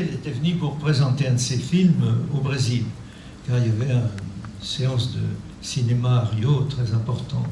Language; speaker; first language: French; native; French